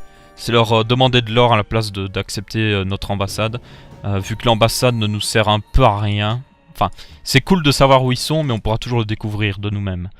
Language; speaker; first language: French; native; French